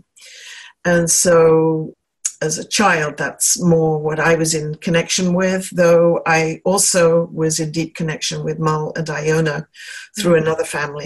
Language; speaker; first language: English; native; English